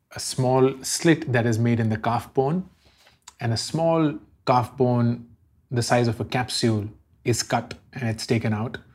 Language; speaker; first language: English; non-native, local second language; Hindi